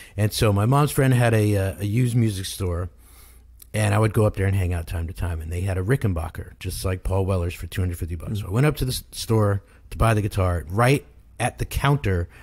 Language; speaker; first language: English; native; English